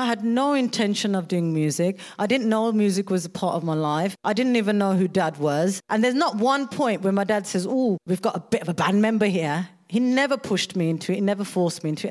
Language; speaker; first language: English; native; English